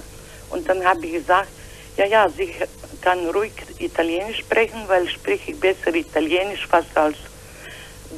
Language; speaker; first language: German; non-native, learner; Croatian